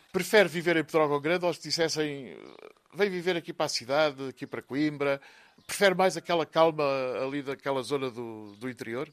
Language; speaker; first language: Portuguese; native; Portuguese